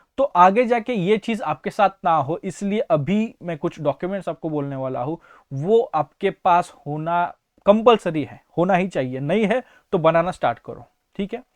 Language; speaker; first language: Hindi; non-native, local second language; Marathi